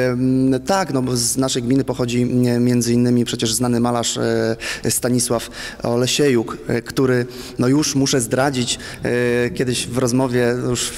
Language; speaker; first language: Polish; native; Polish